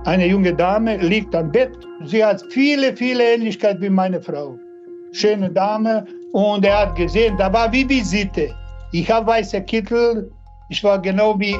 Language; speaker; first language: German; non-native, learner; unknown